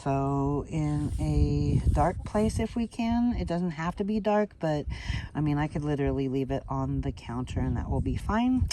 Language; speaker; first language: English; native; English